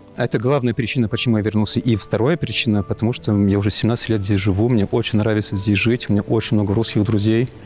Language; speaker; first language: Russian; non-native, fluent; English